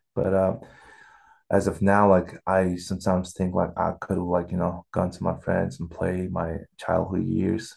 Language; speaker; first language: English; non-native, fluent; Mongolian